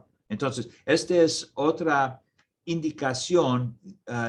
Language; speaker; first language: Spanish; non-native, learner; English